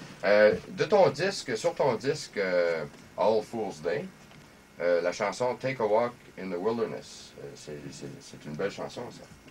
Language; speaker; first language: French; non-native, local second language; English